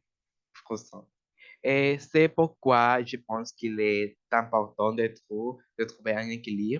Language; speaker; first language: French; non-native, learner; Spanish